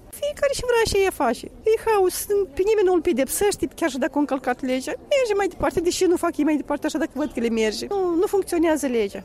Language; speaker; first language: Romanian; native; Romanian